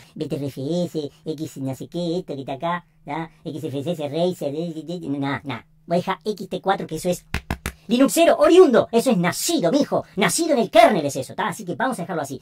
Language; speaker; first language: Spanish; native; Spanish